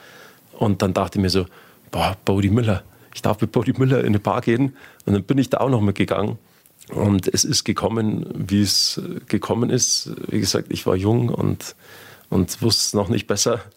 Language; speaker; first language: German; native; German